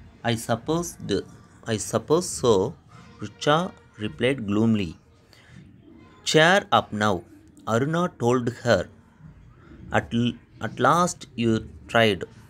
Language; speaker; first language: English; non-native, local second language; Tamil